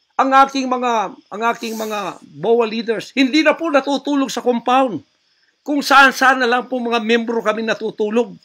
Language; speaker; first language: Filipino; non-native, local second language; Cebuano